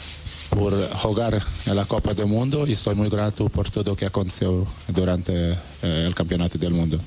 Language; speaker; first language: Spanish; non-native, learner; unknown